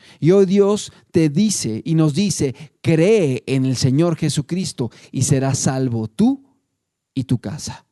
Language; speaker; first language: Spanish; native; Spanish